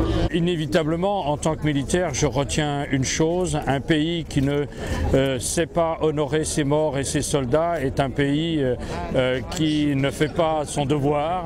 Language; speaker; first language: French; native; French